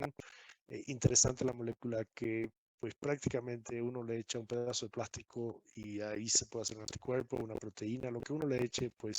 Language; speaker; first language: Spanish; native; Spanish